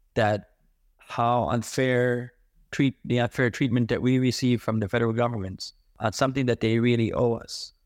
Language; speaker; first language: English; non-native, fluent; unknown